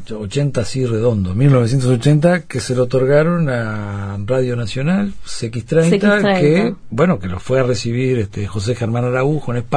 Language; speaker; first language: Spanish; native; Spanish